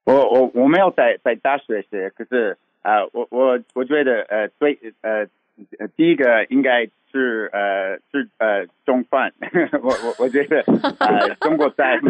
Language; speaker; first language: Chinese; non-native, learner; English